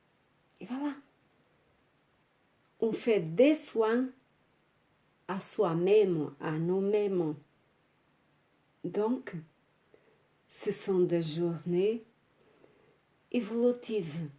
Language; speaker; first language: French; non-native, fluent; Portuguese